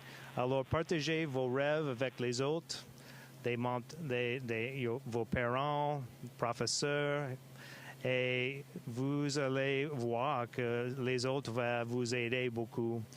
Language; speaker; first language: French; non-native, local second language; English